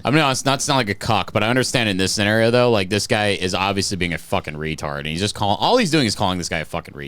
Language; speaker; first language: English; native; English